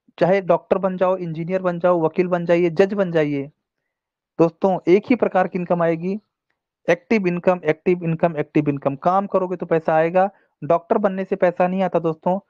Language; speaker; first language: Hindi; non-native, local second language; Telugu